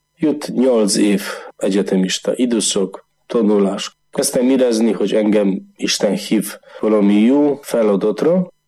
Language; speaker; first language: Hungarian; non-native, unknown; Polish